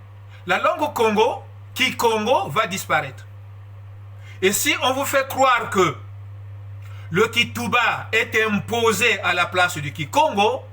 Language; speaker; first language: French; non-native, local second language; Kongo